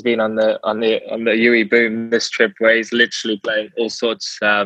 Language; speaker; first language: English; native; English